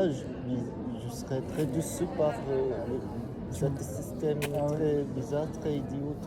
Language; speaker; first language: French; non-native, fluent; Korean